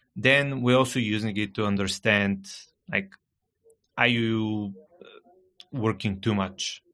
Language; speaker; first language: English; non-native, fluent; Bulgarian